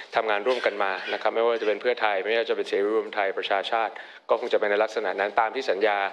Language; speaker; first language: Thai; native; Thai